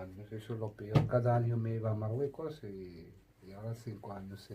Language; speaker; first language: Spanish; non-native, learner; Arabic